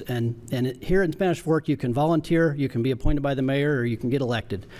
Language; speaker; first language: English; native; English